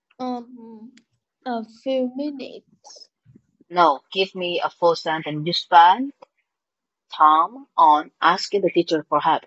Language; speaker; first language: English; non-native, fluent; Vietnamese